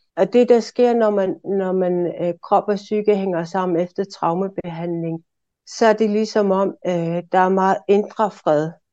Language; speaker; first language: Danish; non-native, local second language; Kalaallisut